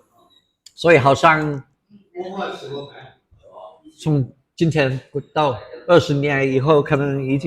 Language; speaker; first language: Chinese; non-native, fluent; English